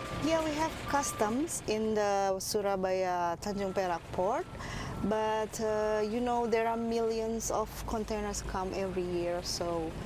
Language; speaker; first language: English; non-native, fluent; Indonesian